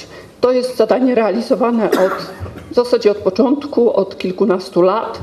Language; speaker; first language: Polish; native; Polish